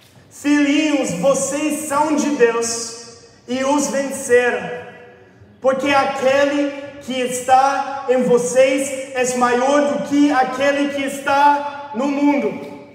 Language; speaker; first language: Portuguese; non-native, fluent; English